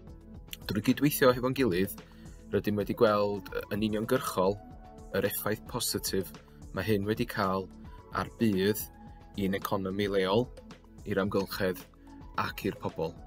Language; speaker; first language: Welsh; native; Welsh